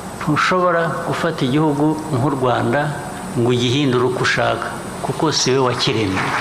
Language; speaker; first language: Kinyarwanda; early bilingual, heritage; Kinyarwanda